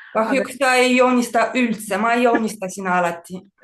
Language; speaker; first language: Estonian; non-native, learner; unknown